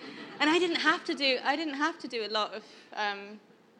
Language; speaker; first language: English; native; English